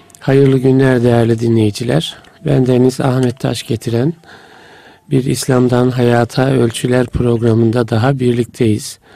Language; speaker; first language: Turkish; native; Turkish